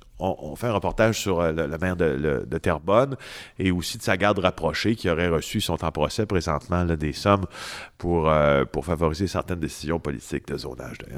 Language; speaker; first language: French; native; French